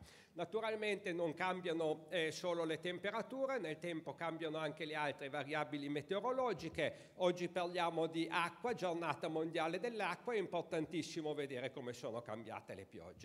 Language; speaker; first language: Italian; native; Italian